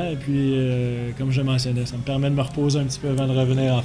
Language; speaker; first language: French; native; French